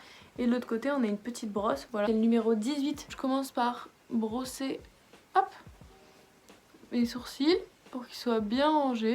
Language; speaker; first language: French; native; French